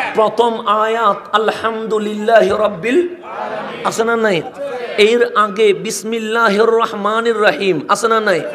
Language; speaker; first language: Bangla; native; Bangla